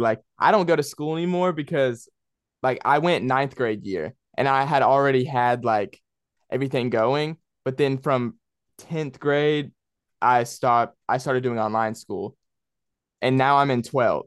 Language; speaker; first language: English; native; English